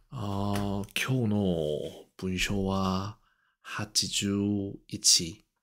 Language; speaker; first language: Japanese; non-native, learner; Korean